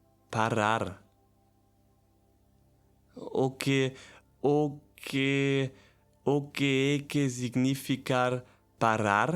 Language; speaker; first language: Portuguese; non-native, learner; Italian